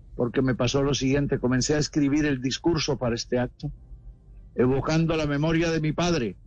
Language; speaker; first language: Spanish; native; Spanish